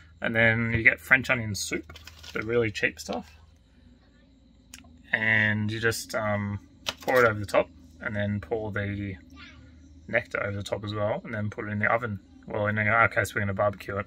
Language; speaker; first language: English; native; English